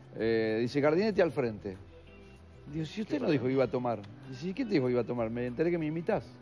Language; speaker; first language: Spanish; native; Spanish